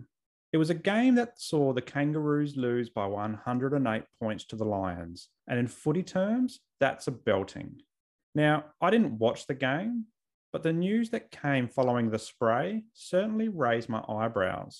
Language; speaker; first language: English; native; English